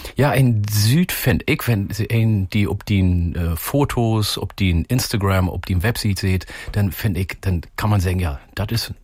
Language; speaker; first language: German; native; German